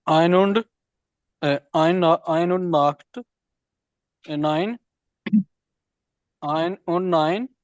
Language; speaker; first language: German; non-native, learner; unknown